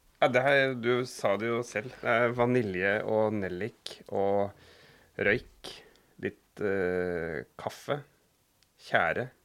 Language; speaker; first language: Norwegian; native; Norwegian